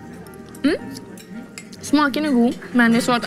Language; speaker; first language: Swedish; early bilingual, other home language; Azerbaijani